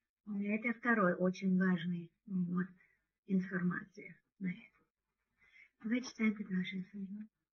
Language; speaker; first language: Russian; non-native, learner; English